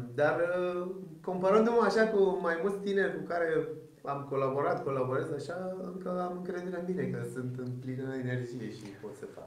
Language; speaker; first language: Romanian; early bilingual, other home language; Persian